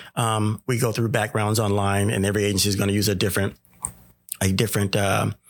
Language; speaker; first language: English; native; English